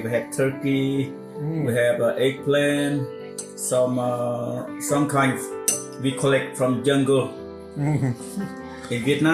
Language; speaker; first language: English; non-native, learner; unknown